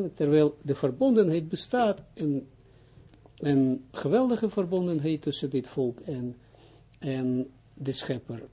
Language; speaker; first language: Dutch; non-native, fluent; Hebrew